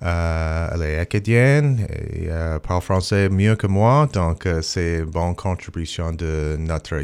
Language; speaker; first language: French; non-native, local second language; English